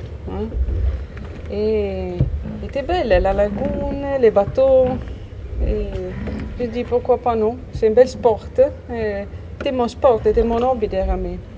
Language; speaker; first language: French; non-native, learner; Italian